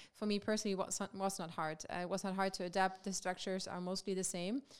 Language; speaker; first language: English; non-native, fluent; German